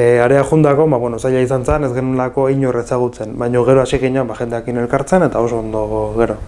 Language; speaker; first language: Basque; early bilingual, other home language; Arabic